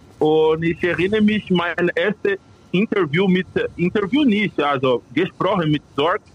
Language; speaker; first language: German; non-native, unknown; Portuguese